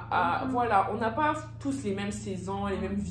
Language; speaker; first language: French; native; French